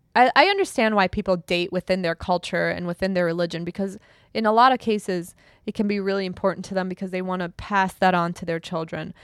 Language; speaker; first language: English; early bilingual, other home language; German